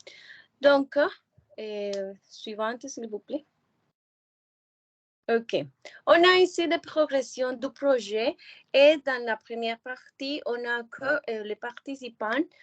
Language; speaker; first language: French; non-native, learner; Spanish